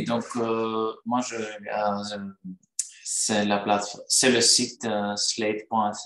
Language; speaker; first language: French; non-native, fluent; Greek